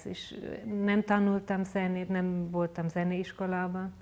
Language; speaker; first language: Hungarian; non-native, fluent; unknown